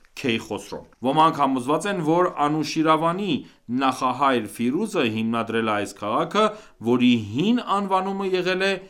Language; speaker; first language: Armenian; early bilingual, heritage; Armenian